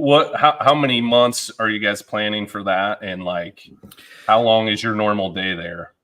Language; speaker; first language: English; native; English